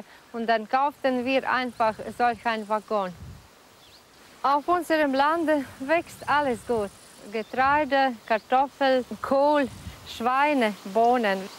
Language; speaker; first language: German; non-native, learner; Latvian